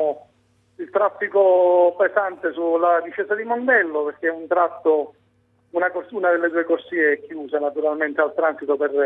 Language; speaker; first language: Italian; native; Italian